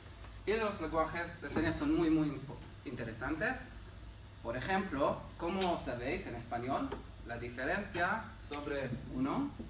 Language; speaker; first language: Spanish; non-native, learner; Hebrew